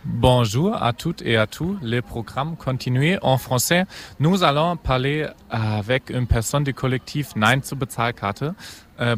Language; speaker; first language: French; non-native, fluent; German